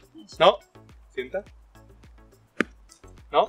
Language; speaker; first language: Spanish; native; Spanish